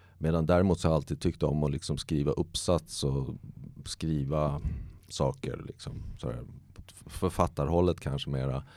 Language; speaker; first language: Swedish; native; Swedish